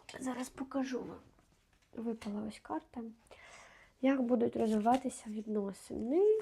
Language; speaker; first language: Ukrainian; non-native, local second language; Russian